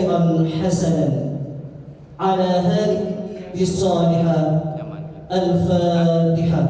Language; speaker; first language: Arabic; non-native, learner; Indonesian